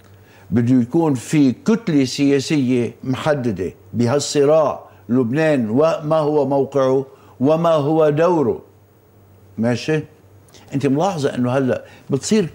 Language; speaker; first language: Arabic; native; Arabic